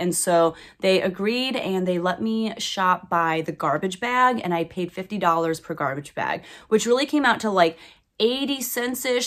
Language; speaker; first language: English; native; English